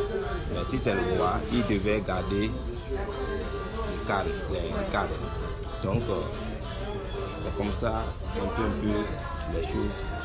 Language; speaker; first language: French; non-native, local second language; Fon